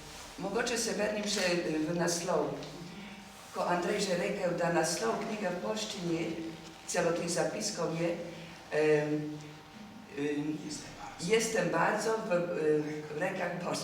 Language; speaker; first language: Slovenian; non-native, learner; Polish